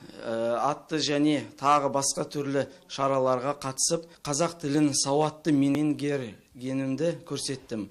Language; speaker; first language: Kazakh; non-native, local second language; Azerbaijani